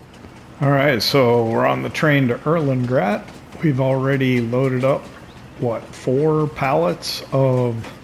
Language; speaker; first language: English; native; English